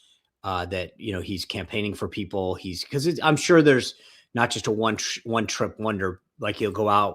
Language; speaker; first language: English; native; English